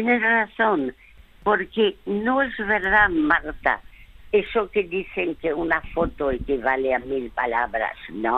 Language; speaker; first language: Spanish; early bilingual, other home language; French